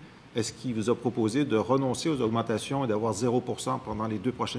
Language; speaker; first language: French; native; French